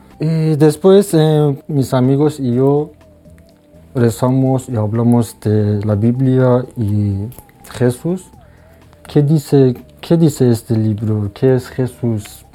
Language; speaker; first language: Spanish; non-native, learner; Persian